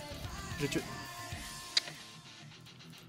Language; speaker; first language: French; native; French